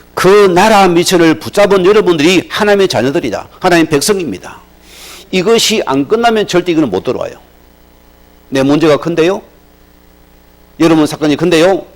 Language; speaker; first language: Korean; native; Korean